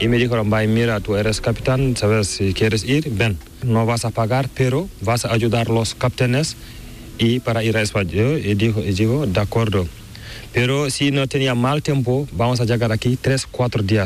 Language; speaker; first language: Spanish; non-native, learner; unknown